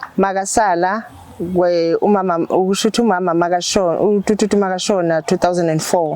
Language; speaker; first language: Zulu; native; Zulu